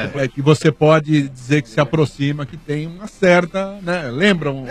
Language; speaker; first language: Portuguese; native; Portuguese